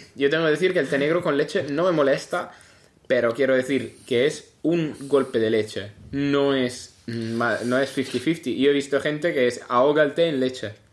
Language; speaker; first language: Spanish; non-native, fluent; Italian